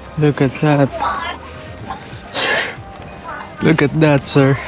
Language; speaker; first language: English; non-native, local second language; Filipino